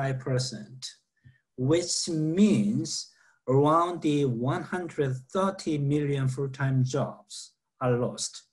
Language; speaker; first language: English; non-native, fluent; Korean